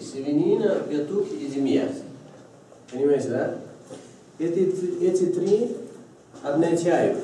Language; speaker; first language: Russian; non-native, learner; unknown